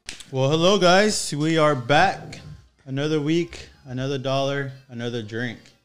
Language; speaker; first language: English; early bilingual, other home language; Spanish